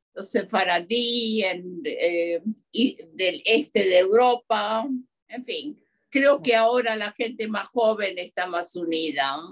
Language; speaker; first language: Spanish; native; Spanish